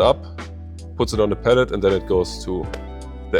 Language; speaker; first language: English; non-native, fluent; German